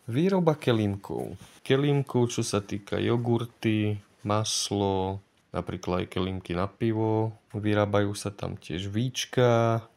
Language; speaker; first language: Slovak; native; Slovak